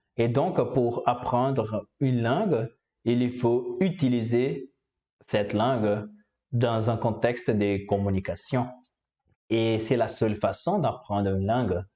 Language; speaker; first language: French; non-native, fluent; Portuguese